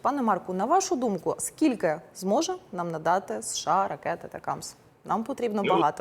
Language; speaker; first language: Ukrainian; native; Ukrainian